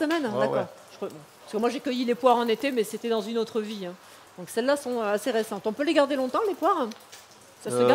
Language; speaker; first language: French; native; French